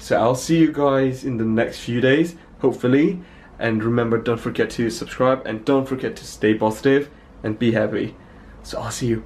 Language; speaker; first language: English; non-native, fluent; Indonesian